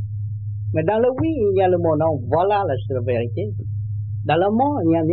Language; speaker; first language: French; non-native, learner; Vietnamese